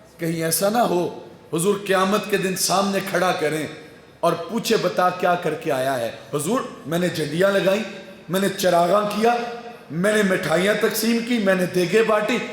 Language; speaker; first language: Urdu; non-native, local second language; Punjabi